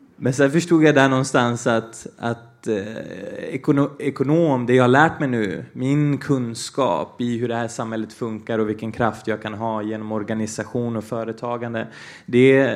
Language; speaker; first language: Swedish; early bilingual, other home language; Portuguese